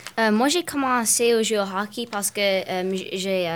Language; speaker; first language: French; non-native, local second language; English